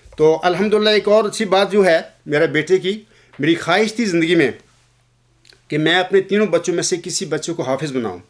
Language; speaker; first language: Urdu; non-native, local second language; Punjabi